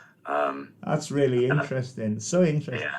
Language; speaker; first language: English; native; English